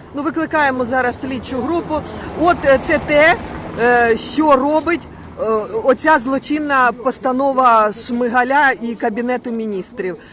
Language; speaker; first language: Ukrainian; native; Ukrainian